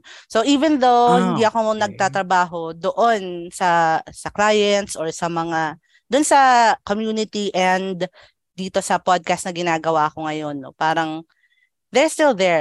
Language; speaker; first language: English; non-native, local second language; Filipino